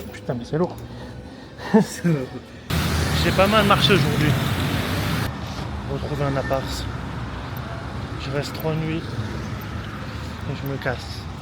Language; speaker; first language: French; native; French